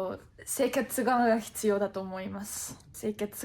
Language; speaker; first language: Japanese; non-native, fluent; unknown